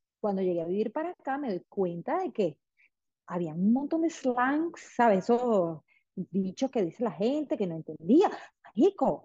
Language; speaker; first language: Spanish; native; Spanish